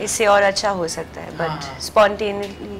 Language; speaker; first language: Hindi; native; Hindi